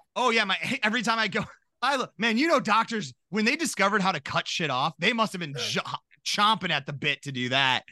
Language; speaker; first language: English; native; English